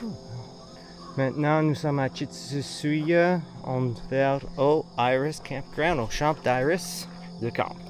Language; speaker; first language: French; non-native, learner; English